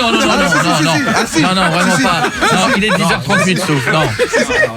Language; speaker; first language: French; native; French